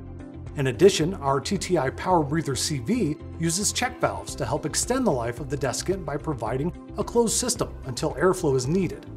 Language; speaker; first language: English; native; English